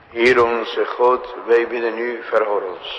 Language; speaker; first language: Dutch; non-native, fluent; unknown